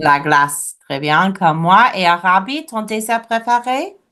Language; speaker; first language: French; non-native, fluent; English